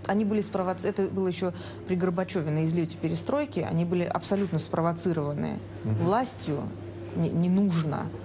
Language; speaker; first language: Russian; native; Russian